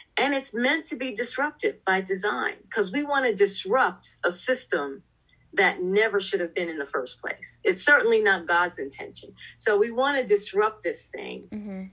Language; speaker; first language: English; native; English